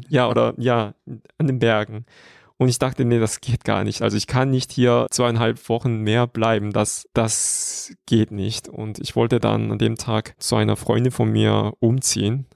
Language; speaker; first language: German; non-native, fluent; Korean